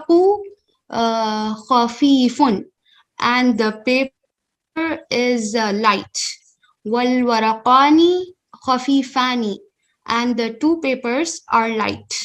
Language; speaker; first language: English; non-native, learner; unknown